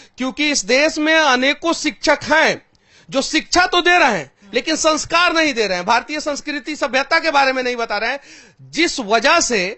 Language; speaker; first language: Hindi; native; Hindi